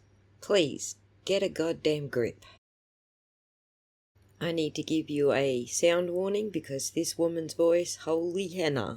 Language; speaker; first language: English; native; English